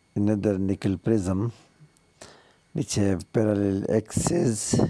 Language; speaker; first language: English; non-native, local second language; Urdu